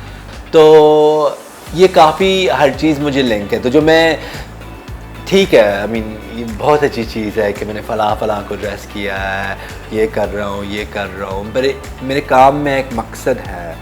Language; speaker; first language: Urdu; early bilingual, heritage; Urdu